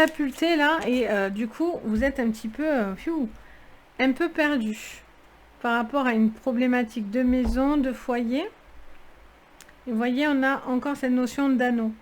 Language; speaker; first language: French; native; French